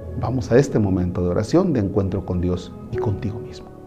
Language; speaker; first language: Spanish; native; Spanish